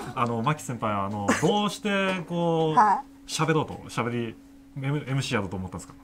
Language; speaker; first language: Japanese; native; Japanese